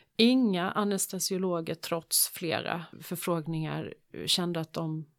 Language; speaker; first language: Swedish; native; Swedish